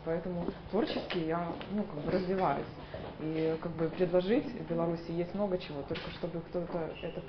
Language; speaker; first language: Russian; native; Russian